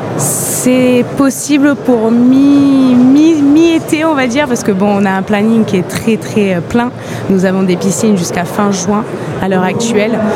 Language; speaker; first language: French; non-native, fluent; English